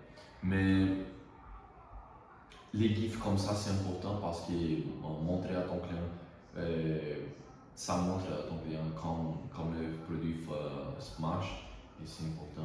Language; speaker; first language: French; non-native, learner; Portuguese